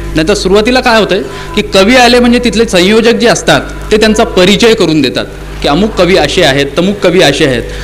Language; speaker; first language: Marathi; native; Marathi